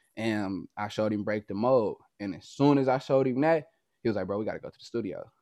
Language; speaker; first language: English; native; English